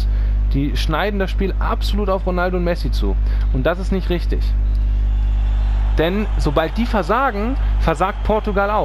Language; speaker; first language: German; native; German